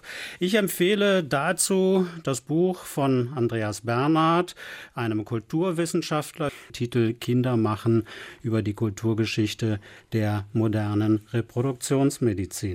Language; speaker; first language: German; native; German